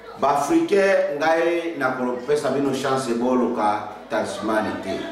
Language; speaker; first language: Lingala; non-native, local second language; Swahili